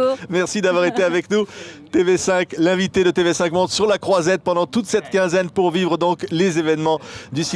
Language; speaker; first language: French; native; French